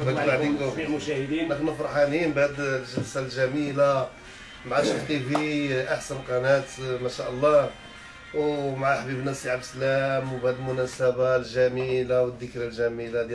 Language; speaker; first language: Arabic; native; Arabic